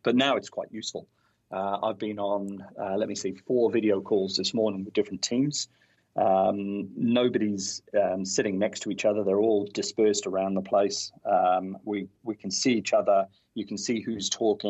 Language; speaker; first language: English; native; English